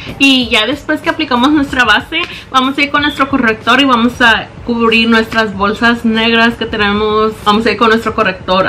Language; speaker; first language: Spanish; early bilingual, heritage; Spanish